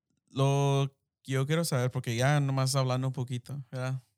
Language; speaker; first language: Spanish; early bilingual, heritage; Spanish